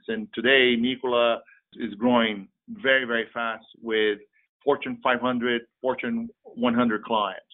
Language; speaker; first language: English; non-native, fluent; Portuguese